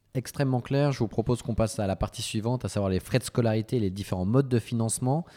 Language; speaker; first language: French; native; French